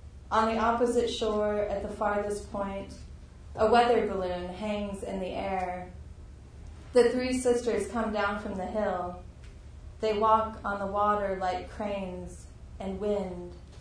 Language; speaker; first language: English; native; English